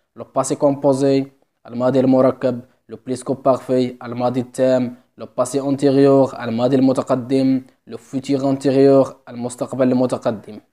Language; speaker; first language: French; non-native, local second language; Arabic